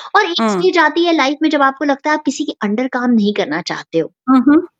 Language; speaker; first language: Hindi; native; Hindi